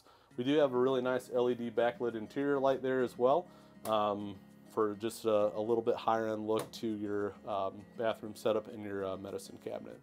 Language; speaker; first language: English; native; English